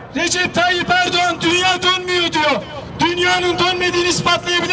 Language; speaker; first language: Turkish; native; Turkish